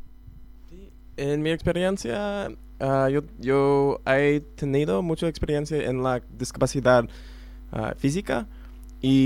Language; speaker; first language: Spanish; non-native, learner; English